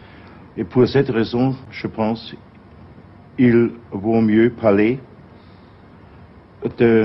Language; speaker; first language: French; non-native, fluent; German